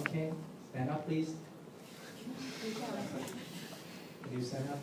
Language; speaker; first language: English; non-native, learner; Vietnamese